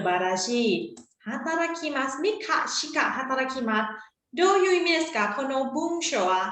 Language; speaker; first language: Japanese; non-native, fluent; Thai